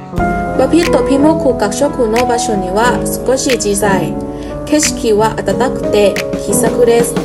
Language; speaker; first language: Japanese; non-native, learner; Thai